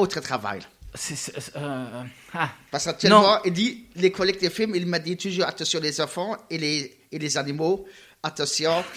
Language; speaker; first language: French; non-native, learner; Luxembourgish